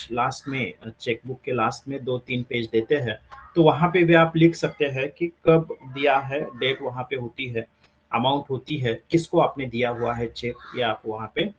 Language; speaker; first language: Hindi; non-native, local second language; Marathi